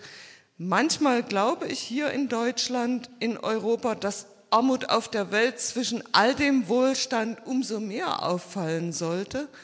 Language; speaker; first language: German; native; German